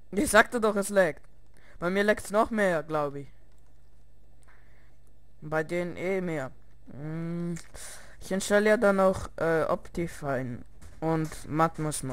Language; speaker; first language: German; early bilingual, other home language; Russian